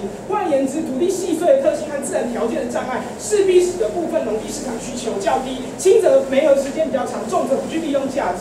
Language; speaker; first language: Chinese; native; Chinese